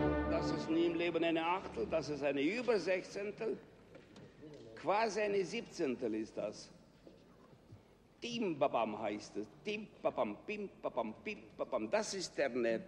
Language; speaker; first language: German; non-native, fluent; Romanian